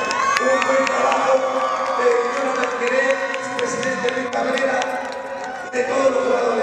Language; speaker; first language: Spanish; native; Spanish